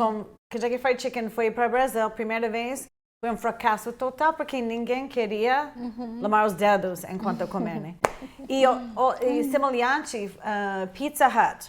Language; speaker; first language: Portuguese; non-native, fluent; English